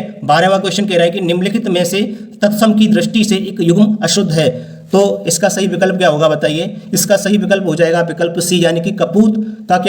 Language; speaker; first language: Hindi; native; Hindi